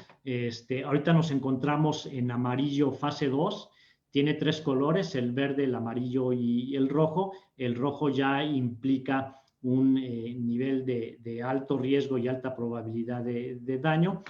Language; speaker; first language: Spanish; native; Spanish